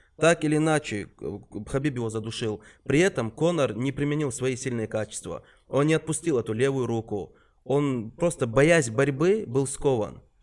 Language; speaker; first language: Russian; non-native, local second language; Chechen